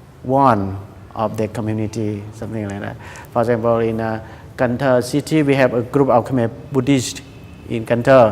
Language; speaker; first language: English; non-native, learner; Khmer